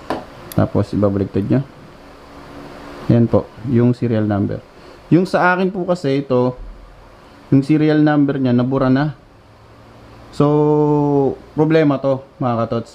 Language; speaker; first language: Filipino; native; Filipino